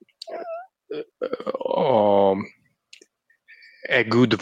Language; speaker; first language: English; non-native, learner; Russian